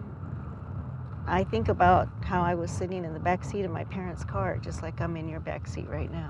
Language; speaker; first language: English; native; English